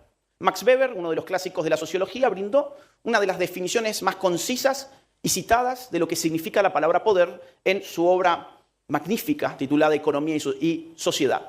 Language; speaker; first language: Spanish; native; Spanish